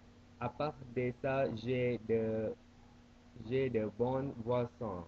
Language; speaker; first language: French; non-native, learner; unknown